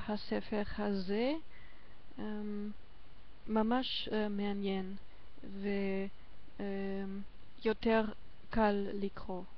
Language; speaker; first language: Hebrew; non-native, learner; German